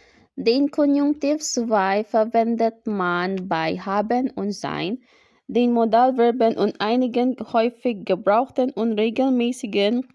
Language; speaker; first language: German; non-native, learner; Filipino